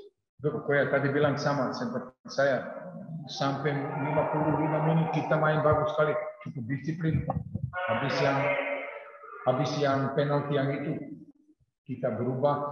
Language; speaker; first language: Indonesian; non-native, learner; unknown